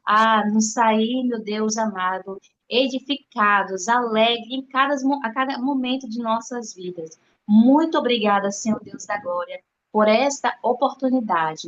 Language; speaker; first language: Portuguese; native; Portuguese